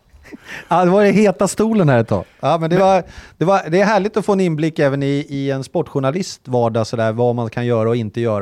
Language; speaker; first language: Swedish; native; Swedish